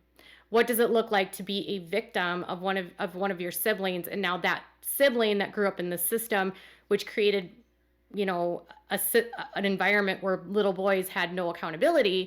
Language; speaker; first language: English; native; English